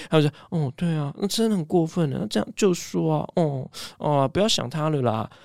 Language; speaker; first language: Chinese; early bilingual, other home language; English